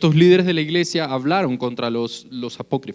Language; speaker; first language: Spanish; native; Spanish